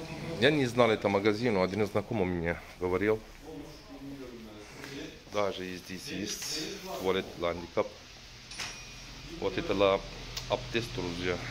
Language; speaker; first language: Russian; non-native, learner; Turkish